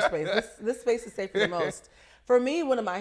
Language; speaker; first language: English; native; English